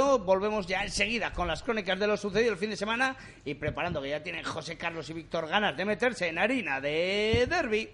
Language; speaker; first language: Spanish; native; Spanish